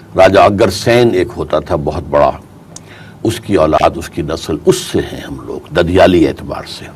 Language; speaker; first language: Urdu; native; Urdu